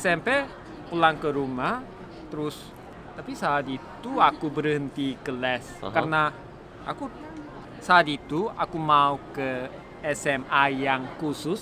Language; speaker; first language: Indonesian; non-native, learner; Korean